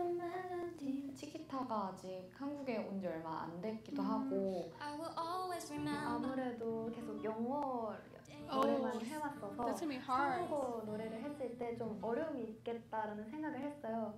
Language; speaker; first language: Korean; non-native, fluent; Japanese